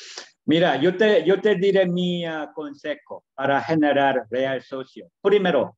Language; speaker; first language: Spanish; non-native, learner; Korean